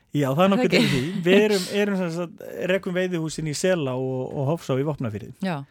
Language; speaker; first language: Icelandic; native; Icelandic